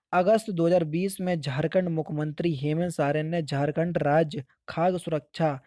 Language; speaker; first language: Hindi; native; Hindi